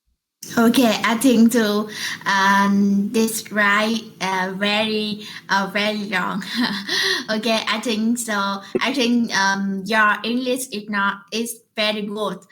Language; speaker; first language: English; non-native, learner; Vietnamese